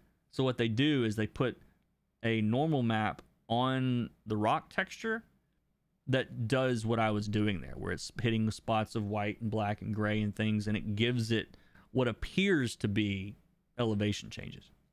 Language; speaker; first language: English; native; English